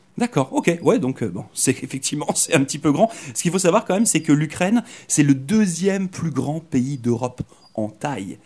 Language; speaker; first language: French; native; French